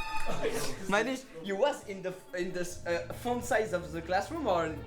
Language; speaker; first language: English; non-native, learner; French